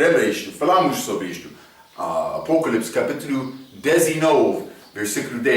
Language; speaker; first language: Portuguese; non-native, learner; English